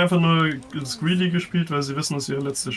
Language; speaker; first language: German; native; German